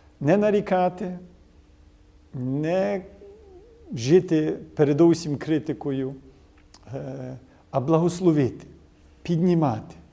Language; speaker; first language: Ukrainian; early bilingual, heritage; Ukrainian